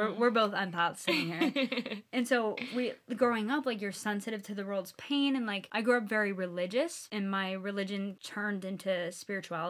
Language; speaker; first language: English; native; English